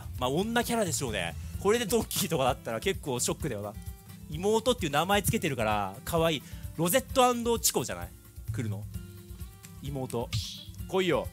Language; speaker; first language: Japanese; native; Japanese